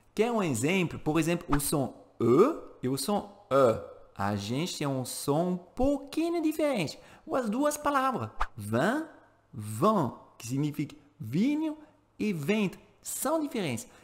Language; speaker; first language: Portuguese; non-native, fluent; French